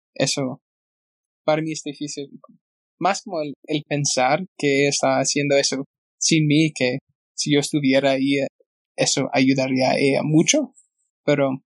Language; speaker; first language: Spanish; non-native, fluent; English